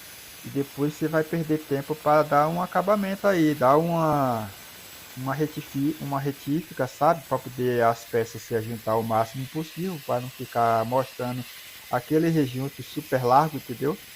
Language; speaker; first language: Portuguese; native; Portuguese